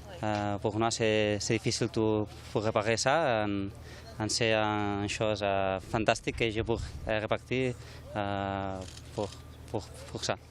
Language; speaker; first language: French; non-native, learner; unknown